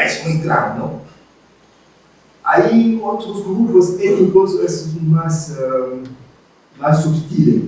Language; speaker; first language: Spanish; non-native, fluent; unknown